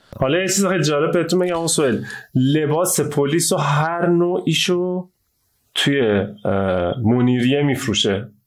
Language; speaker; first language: Persian; native; Persian